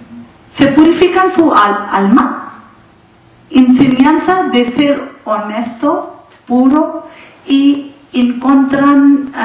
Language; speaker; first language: Spanish; non-native, learner; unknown